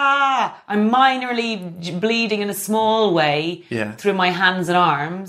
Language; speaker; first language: English; native; English